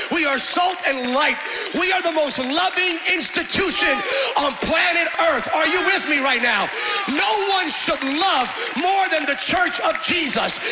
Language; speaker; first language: English; early bilingual, other home language; Spanish